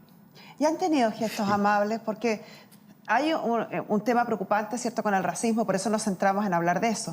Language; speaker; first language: Spanish; native; Spanish